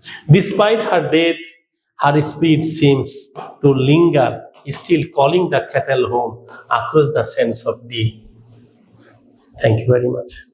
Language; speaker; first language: English; non-native, local second language; Bangla